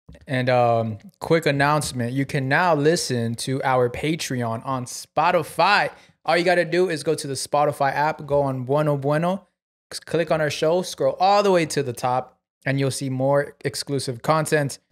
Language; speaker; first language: English; early bilingual, other home language; Spanish